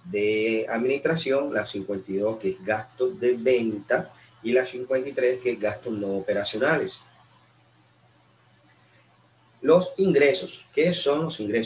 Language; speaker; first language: Spanish; native; Spanish